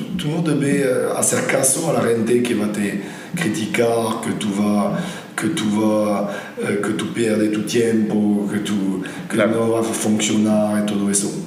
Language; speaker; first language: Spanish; non-native, learner; French